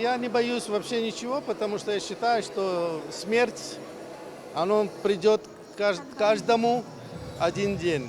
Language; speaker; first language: Russian; non-native, fluent; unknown